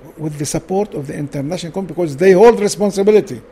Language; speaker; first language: English; non-native, learner; Arabic